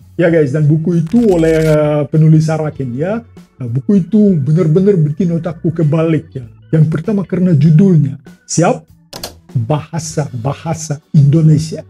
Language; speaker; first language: Indonesian; non-native, fluent; Russian